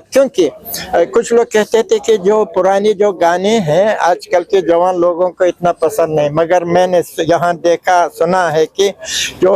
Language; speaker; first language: Hindi; non-native, fluent; Uzbek